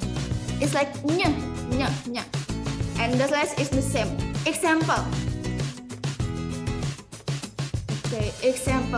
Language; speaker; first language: English; non-native, local second language; Indonesian